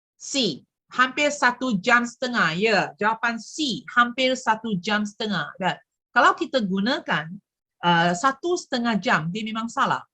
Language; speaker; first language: Malay; non-native, local second language; Chinese